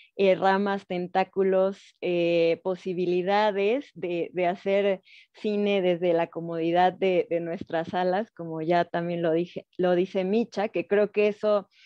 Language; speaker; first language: Spanish; native; Spanish